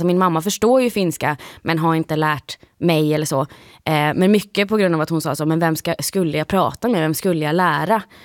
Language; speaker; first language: Swedish; native; Swedish